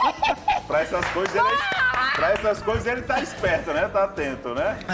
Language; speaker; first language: Portuguese; native; Portuguese